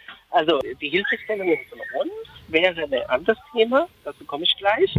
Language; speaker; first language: German; non-native, fluent; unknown